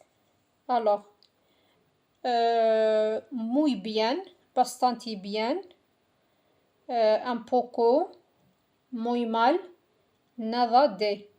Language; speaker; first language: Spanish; non-native, fluent; French